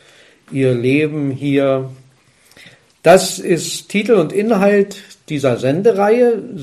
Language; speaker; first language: German; native; German